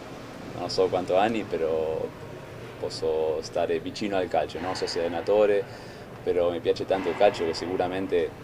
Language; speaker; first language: Italian; non-native, fluent; Spanish